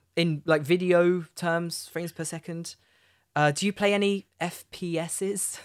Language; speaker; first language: English; native; English